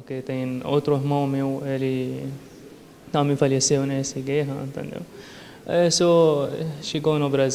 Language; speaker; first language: Portuguese; non-native, learner; Arabic